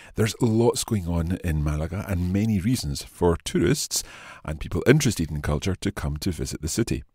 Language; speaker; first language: English; native; English